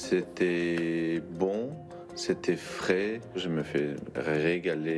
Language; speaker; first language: French; non-native, fluent; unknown